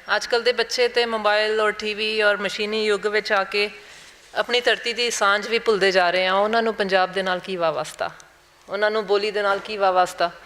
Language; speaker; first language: Punjabi; non-native, local second language; Hindi